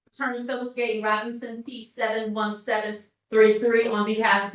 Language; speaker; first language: English; native; English